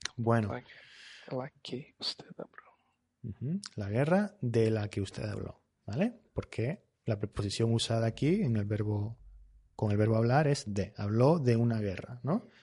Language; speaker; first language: Spanish; native; Spanish